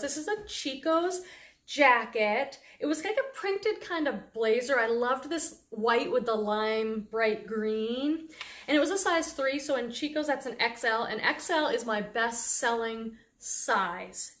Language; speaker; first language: English; native; English